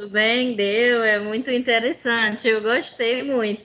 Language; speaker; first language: Portuguese; non-native, fluent; English